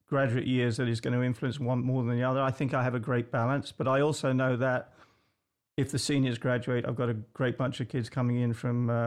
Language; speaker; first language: English; native; English